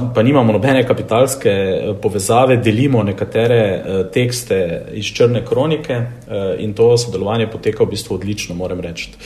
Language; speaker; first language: Slovenian; native; Slovenian